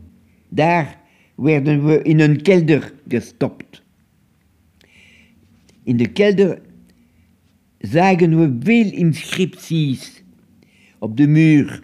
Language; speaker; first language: Dutch; non-native, local second language; French